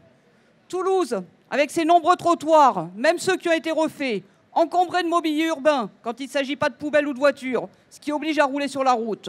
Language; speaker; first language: French; native; French